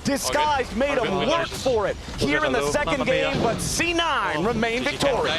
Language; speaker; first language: English; native; English